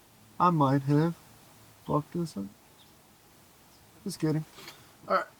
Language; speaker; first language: English; native; English